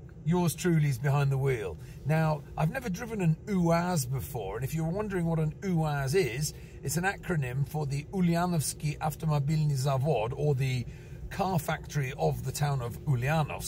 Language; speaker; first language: English; native; English